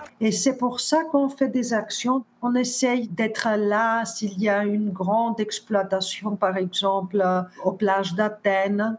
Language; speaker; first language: French; non-native, fluent; Greek